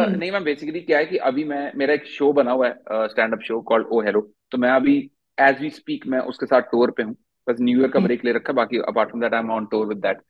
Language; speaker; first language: Hindi; native; Hindi